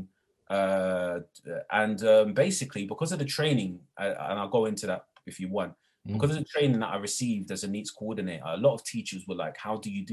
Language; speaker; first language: English; native; English